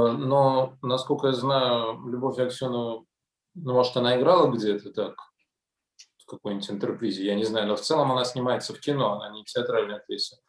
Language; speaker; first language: Russian; native; Russian